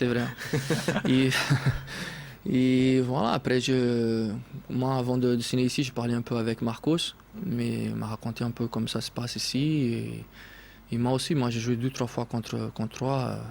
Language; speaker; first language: French; non-native, fluent; Portuguese